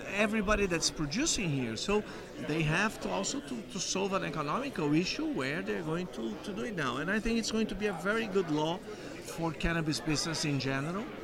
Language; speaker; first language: English; non-native, fluent; Portuguese